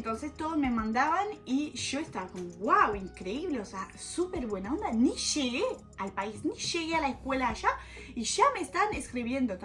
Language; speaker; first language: Spanish; non-native, fluent; French